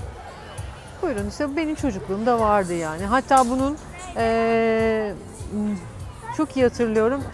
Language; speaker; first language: Turkish; native; Turkish